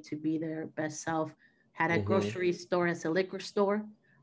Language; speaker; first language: English; native; English